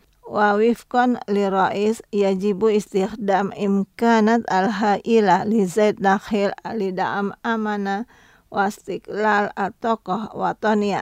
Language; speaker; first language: Arabic; non-native, fluent; Indonesian